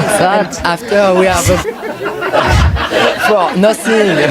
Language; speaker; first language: English; non-native, learner; French